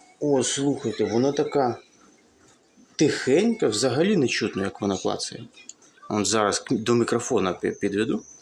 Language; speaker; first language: Ukrainian; non-native, local second language; Russian